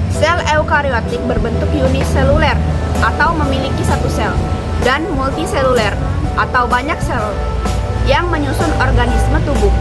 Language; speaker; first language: Indonesian; native; Indonesian